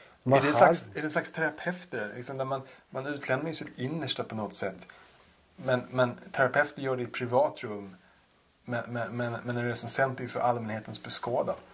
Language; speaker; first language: Swedish; native; Swedish